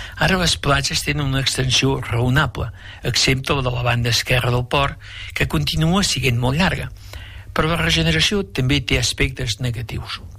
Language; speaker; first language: Catalan; native; Catalan